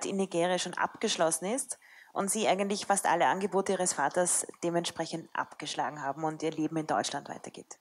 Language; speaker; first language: German; native; German